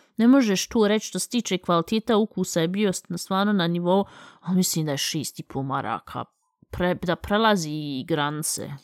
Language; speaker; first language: Bosnian; early bilingual, heritage; Bosnian